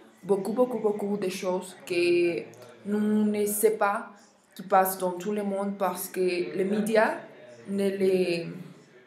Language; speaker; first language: French; non-native, learner; Spanish